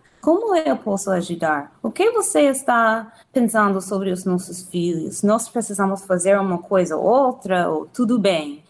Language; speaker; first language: Portuguese; non-native, learner; English